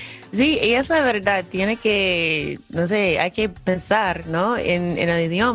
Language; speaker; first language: Spanish; non-native, fluent; English